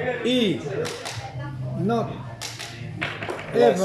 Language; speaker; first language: English; non-native, learner; Italian